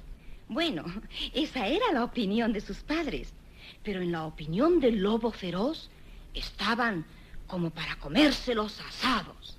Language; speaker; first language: Spanish; native; Spanish